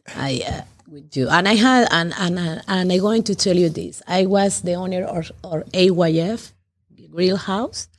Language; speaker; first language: English; non-native, learner; Spanish